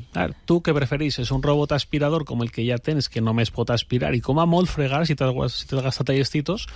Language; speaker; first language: Catalan; native; Catalan